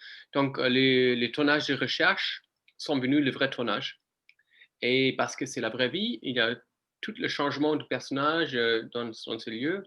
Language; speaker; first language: French; non-native, fluent; English